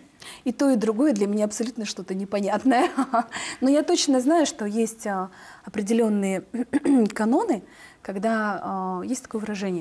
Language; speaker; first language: Russian; native; Russian